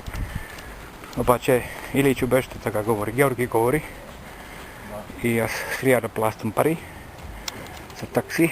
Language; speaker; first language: Bulgarian; non-native, learner; Finnish